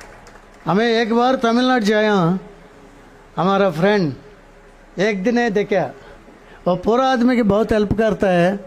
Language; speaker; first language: Hindi; non-native, local second language; Telugu